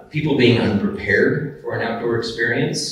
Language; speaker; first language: English; native; English